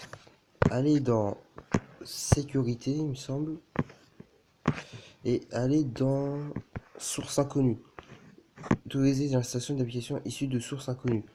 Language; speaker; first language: French; native; French